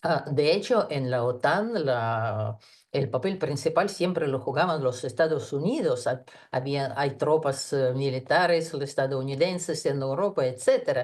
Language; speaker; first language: Spanish; non-native, fluent; Russian